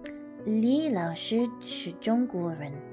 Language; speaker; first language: Chinese; non-native, learner; English